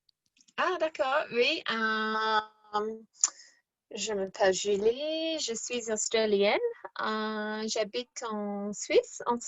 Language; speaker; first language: French; non-native, learner; English